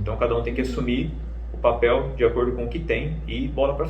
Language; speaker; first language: Portuguese; native; Portuguese